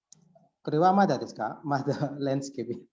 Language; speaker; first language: Japanese; non-native, fluent; Indonesian